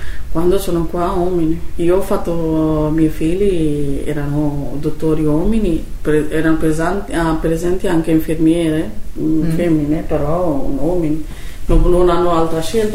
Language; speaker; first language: Italian; non-native, learner; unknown